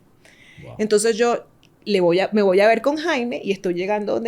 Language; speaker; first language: Spanish; native; Spanish